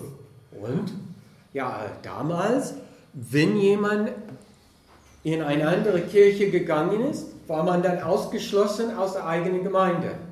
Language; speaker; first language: German; non-native, fluent; English